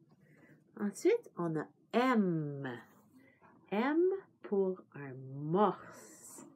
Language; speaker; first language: French; non-native, fluent; English